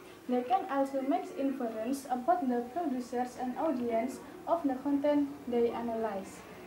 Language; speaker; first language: English; non-native, learner; Indonesian